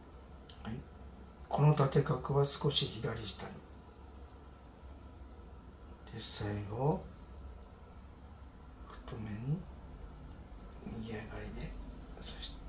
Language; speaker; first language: Japanese; native; Japanese